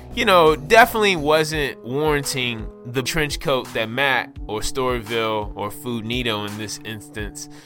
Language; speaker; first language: English; native; English